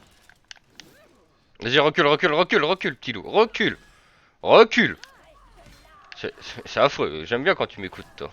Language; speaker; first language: French; native; French